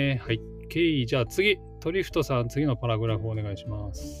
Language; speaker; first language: Japanese; native; Japanese